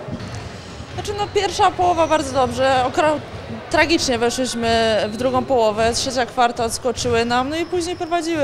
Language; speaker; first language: Polish; native; Polish